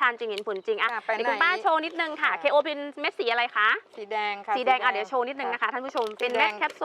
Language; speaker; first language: Thai; native; Thai